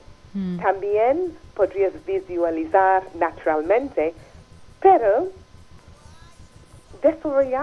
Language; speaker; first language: Spanish; non-native, fluent; English